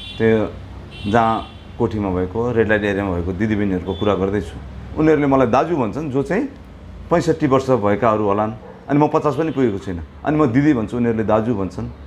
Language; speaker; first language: Nepali; native; Nepali